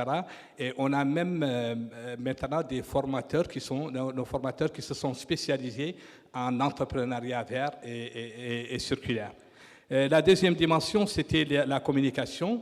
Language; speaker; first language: French; non-native, local second language; Arabic